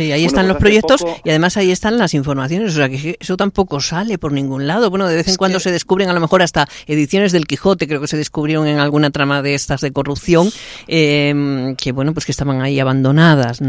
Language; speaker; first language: Spanish; native; Spanish